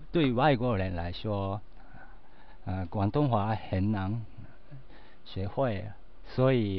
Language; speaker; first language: Chinese; non-native, learner; Japanese